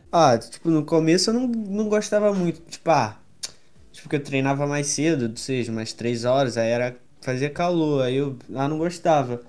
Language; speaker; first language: Portuguese; native; Portuguese